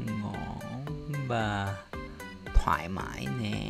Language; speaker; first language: Vietnamese; non-native, learner; Japanese